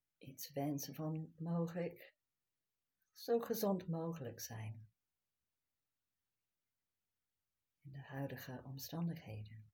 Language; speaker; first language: Dutch; non-native, fluent; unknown